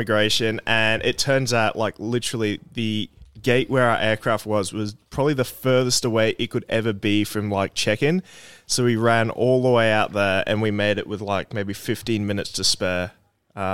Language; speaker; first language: English; native; English